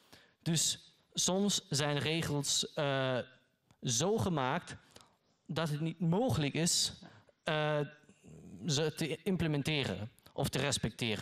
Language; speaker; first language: Dutch; non-native, learner; German